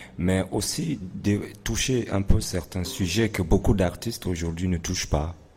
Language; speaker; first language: French; non-native, local second language; Fula